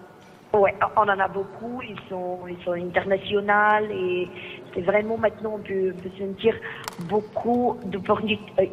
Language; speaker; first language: French; non-native, fluent; Greek